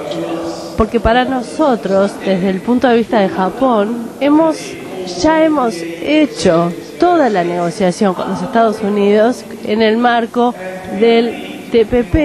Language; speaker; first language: Spanish; non-native, fluent; Japanese